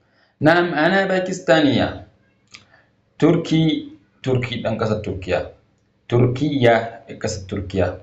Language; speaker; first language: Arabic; non-native, fluent; Hausa